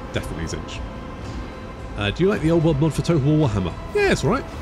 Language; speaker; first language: English; native; English